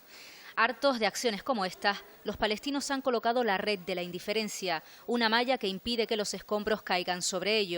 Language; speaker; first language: Spanish; native; Spanish